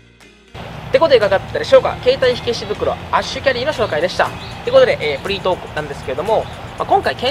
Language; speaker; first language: Japanese; native; Japanese